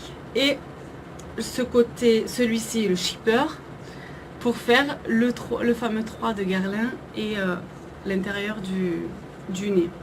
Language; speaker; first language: French; native; French